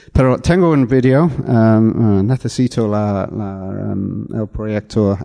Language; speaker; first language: Spanish; non-native, fluent; English